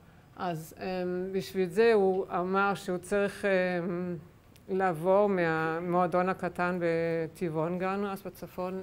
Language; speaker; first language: Hebrew; non-native, fluent; German